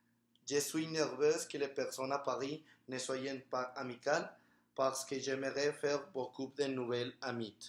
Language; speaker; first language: French; non-native, learner; Spanish